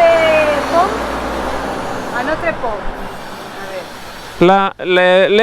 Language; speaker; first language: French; non-native, learner; Spanish